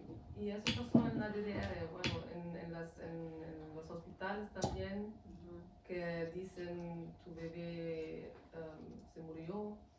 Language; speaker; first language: Spanish; non-native, fluent; German